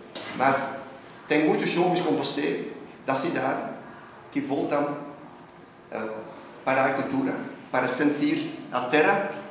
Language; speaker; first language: Portuguese; non-native, fluent; Dutch